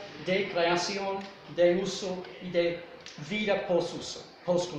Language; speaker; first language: Spanish; non-native, fluent; English